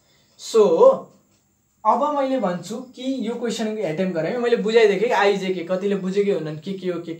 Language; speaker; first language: Nepali; native; Nepali